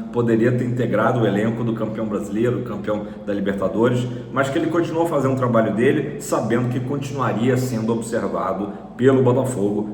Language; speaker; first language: Portuguese; native; Portuguese